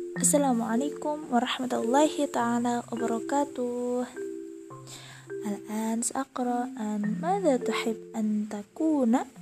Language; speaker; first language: Arabic; non-native, learner; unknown